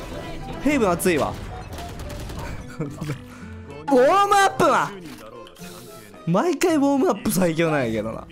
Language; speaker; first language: Japanese; native; Japanese